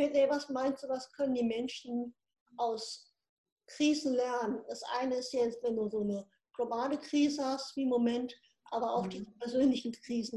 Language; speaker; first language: German; native; German